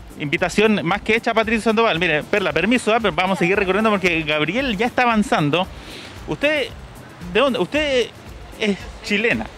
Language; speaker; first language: Spanish; native; Spanish